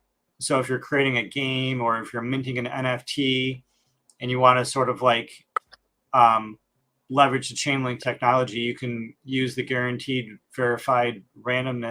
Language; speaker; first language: English; native; English